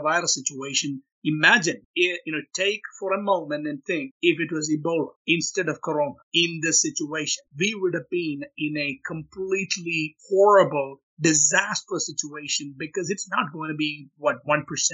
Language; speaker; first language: English; non-native, local second language; Malayalam